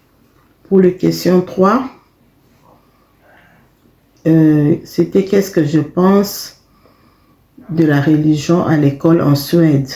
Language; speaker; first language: French; non-native, fluent; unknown